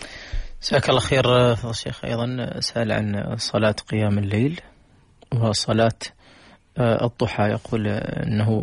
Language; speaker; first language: Arabic; native; Arabic